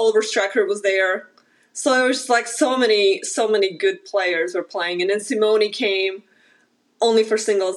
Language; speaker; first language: English; non-native, fluent; Slovak